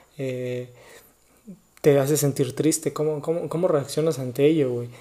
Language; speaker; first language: Spanish; native; Spanish